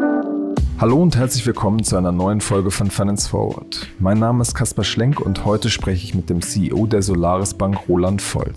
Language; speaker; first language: German; native; German